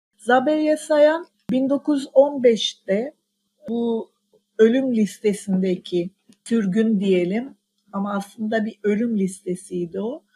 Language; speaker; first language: Turkish; non-native, local second language; Armenian